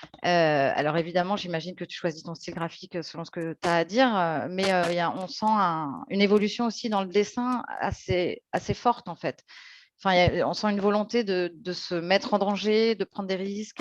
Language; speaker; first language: French; native; French